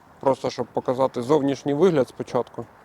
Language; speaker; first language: Ukrainian; native; Ukrainian